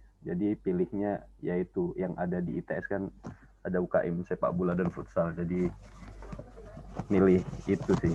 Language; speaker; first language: Indonesian; native; Indonesian